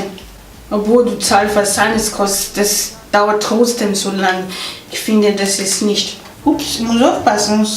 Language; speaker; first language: German; non-native, fluent; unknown